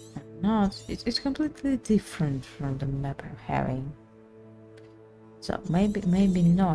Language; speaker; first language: English; non-native, learner; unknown